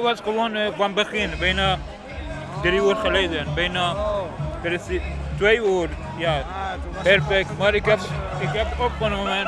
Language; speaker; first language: Dutch; non-native, learner; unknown